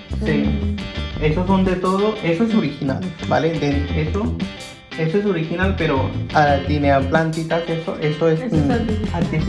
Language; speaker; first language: Spanish; non-native, learner; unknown